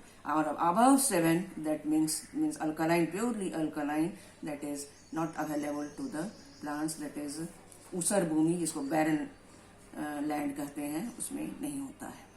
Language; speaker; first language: English; non-native, local second language; Hindi